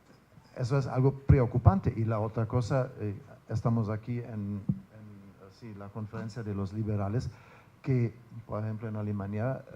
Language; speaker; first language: Spanish; non-native, fluent; German